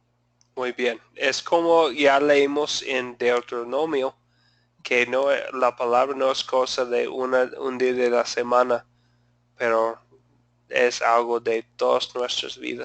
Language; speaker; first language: Spanish; non-native, fluent; English